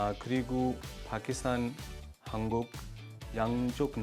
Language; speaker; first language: Korean; non-native, fluent; Urdu